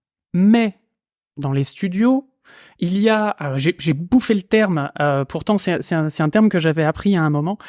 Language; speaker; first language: French; native; French